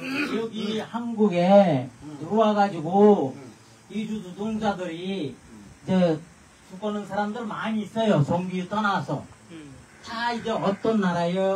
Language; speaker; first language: Korean; non-native, fluent; Bangla